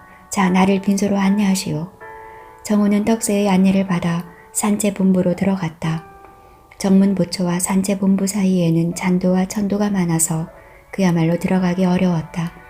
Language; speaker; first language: Korean; native; Korean